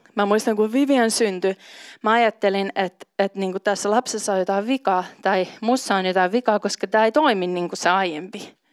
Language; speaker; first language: Finnish; native; Finnish